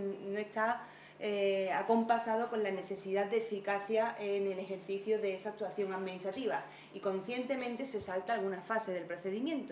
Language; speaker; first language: Spanish; native; Spanish